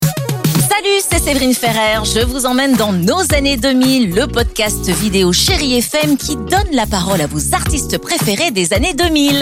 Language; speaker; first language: French; native; French